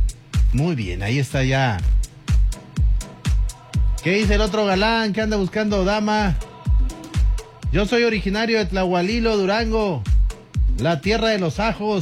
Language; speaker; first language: Spanish; native; Spanish